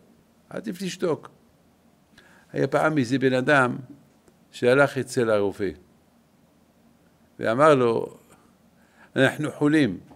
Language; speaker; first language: Hebrew; non-native, fluent; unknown